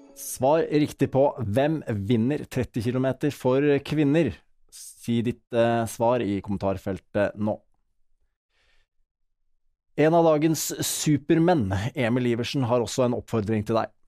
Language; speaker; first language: Norwegian; native; Norwegian